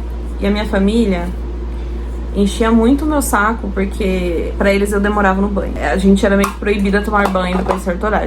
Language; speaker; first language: Portuguese; native; Portuguese